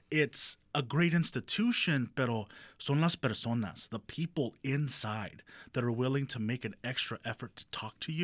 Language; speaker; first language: English; early bilingual, other home language; Spanish